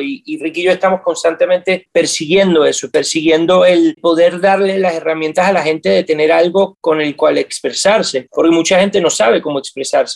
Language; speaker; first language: Spanish; native; Spanish